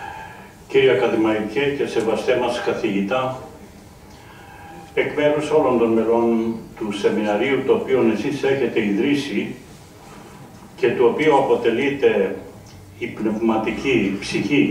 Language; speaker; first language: Greek; native; Greek